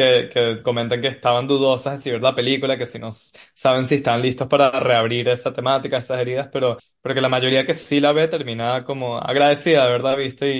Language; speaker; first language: Spanish; native; Spanish